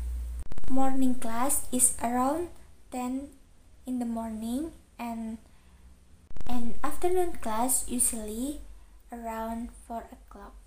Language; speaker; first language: English; non-native, learner; Indonesian